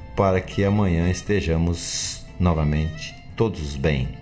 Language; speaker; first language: Portuguese; native; Portuguese